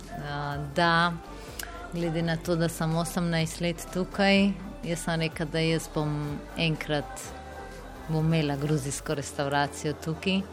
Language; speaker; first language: Slovenian; non-native, fluent; Georgian